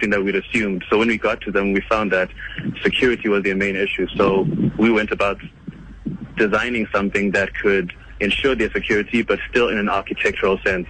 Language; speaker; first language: English; non-native, local second language; Kinyarwanda